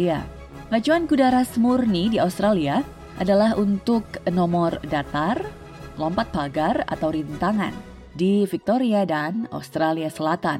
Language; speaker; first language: Indonesian; native; Indonesian